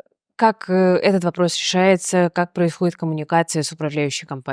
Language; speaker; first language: Russian; native; Russian